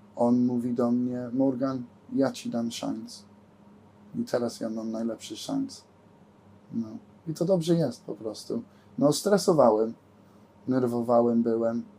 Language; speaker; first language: Polish; non-native, learner; English